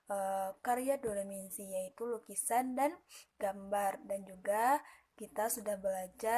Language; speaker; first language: Indonesian; native; Indonesian